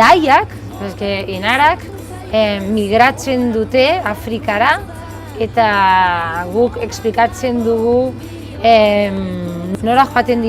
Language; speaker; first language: Basque; non-native, local second language; Catalan